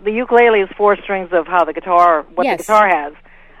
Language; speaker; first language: English; native; English